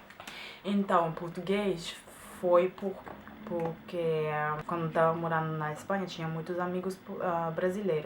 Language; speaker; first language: Portuguese; non-native, fluent; German